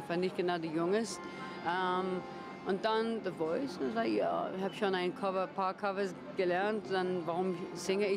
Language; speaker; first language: German; non-native, learner; English